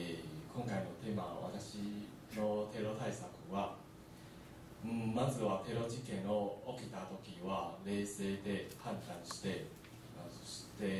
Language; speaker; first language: Japanese; non-native, learner; Chinese